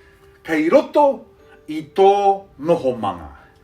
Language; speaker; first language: Māori; non-native, local second language; English